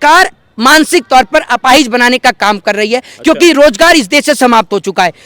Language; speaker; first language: Hindi; native; Hindi